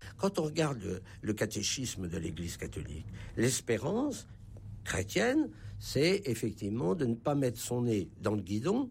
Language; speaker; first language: French; native; French